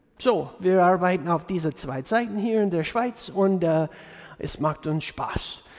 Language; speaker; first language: German; non-native, fluent; English